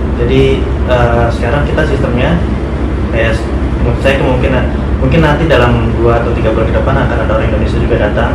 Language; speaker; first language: Indonesian; native; Indonesian